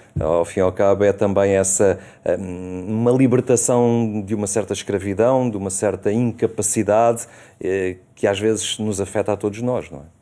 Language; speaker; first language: Portuguese; native; Portuguese